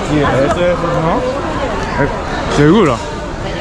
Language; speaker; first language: Spanish; non-native, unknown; Japanese